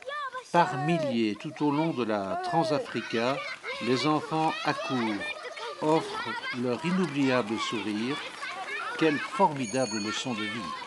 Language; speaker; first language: French; native; French